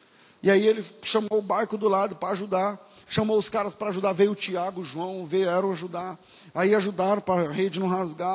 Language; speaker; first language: Portuguese; native; Portuguese